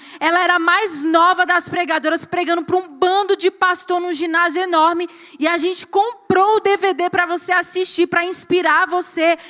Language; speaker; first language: Portuguese; native; Portuguese